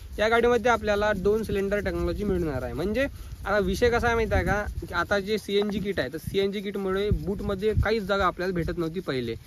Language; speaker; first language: Marathi; native; Marathi